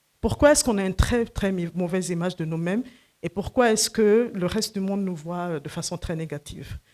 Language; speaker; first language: French; non-native, local second language; Fula